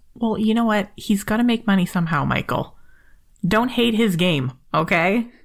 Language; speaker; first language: English; native; English